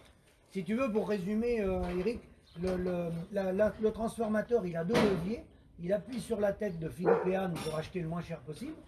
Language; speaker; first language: French; native; French